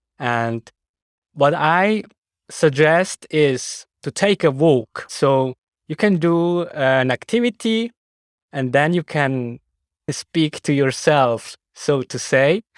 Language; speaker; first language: English; non-native, fluent; Swiss German